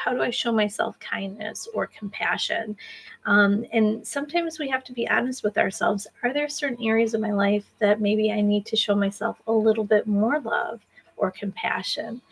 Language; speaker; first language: English; native; English